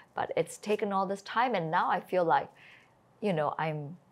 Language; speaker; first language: English; native; English